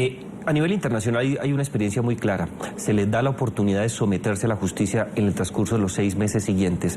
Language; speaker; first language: Spanish; native; Spanish